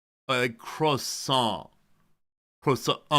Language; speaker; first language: French; non-native, learner; English